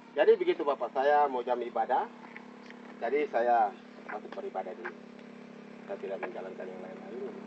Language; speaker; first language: Indonesian; native; Indonesian